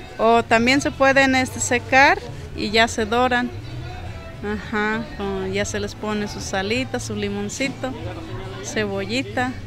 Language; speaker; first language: Spanish; native; Spanish